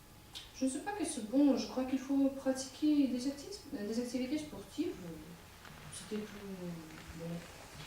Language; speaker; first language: French; non-native, fluent; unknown